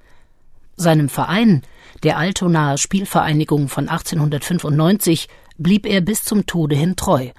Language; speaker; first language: German; native; German